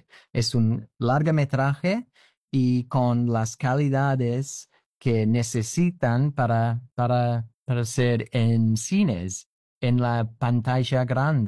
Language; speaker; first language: Spanish; non-native, fluent; English